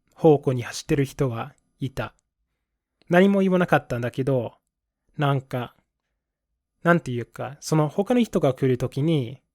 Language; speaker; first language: Japanese; non-native, fluent; English